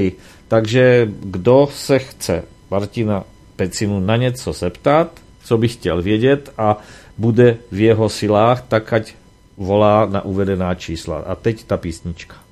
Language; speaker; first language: Czech; native; Czech